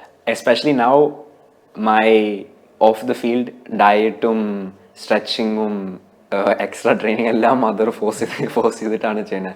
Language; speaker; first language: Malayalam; early bilingual, heritage; Malayalam